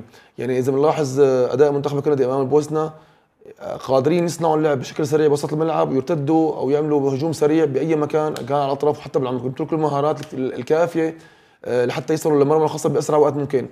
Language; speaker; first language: Arabic; native; Arabic